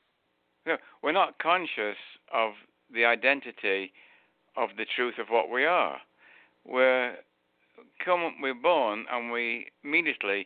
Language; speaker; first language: English; native; English